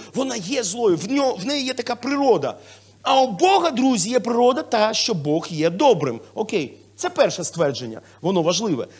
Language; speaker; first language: Ukrainian; non-native, local second language; Russian